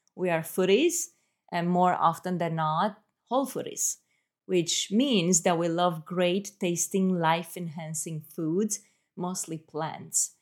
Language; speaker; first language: English; non-native, fluent; Romanian